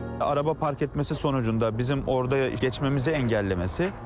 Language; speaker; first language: Turkish; native; Turkish